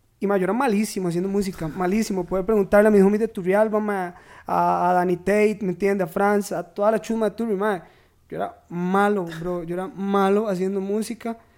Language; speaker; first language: Spanish; native; Spanish